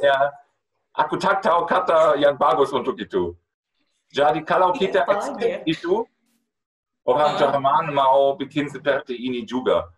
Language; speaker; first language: Indonesian; non-native, fluent; German